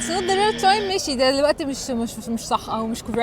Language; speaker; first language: Arabic; native; Arabic